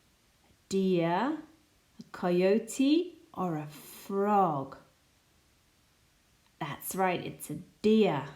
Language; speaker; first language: English; non-native, fluent; Spanish